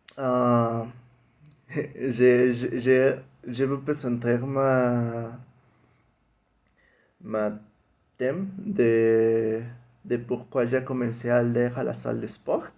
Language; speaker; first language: French; non-native, learner; Spanish